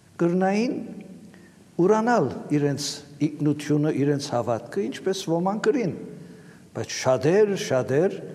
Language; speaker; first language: Armenian; early bilingual, heritage; Armenian